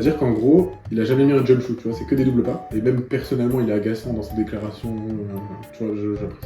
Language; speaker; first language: French; native; French